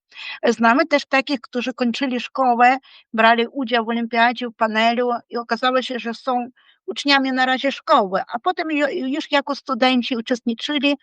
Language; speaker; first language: Polish; non-native, fluent; Ukrainian